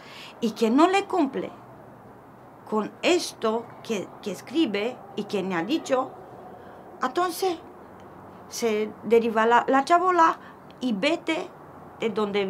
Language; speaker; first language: Spanish; non-native, learner; Romanian